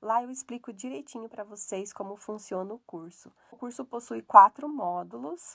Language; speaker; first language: Portuguese; native; Portuguese